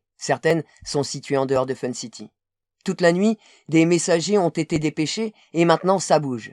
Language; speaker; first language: French; native; French